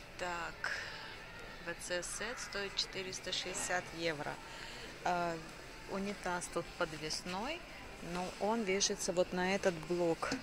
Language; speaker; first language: Russian; native; Russian